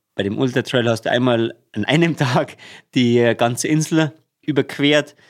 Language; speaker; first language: German; native; German